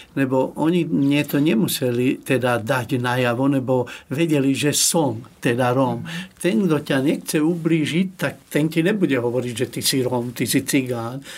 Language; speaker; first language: Slovak; non-native, local second language; Hungarian